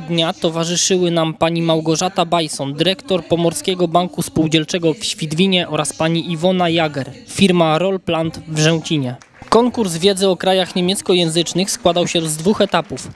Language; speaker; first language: Polish; native; Polish